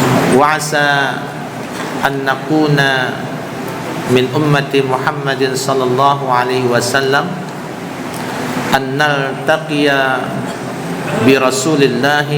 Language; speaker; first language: Arabic; non-native, fluent; Indonesian